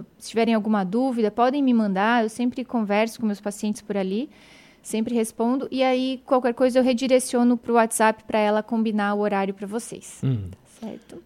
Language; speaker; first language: Portuguese; native; Portuguese